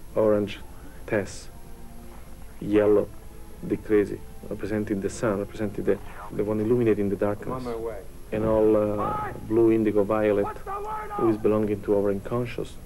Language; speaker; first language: English; non-native, fluent; Italian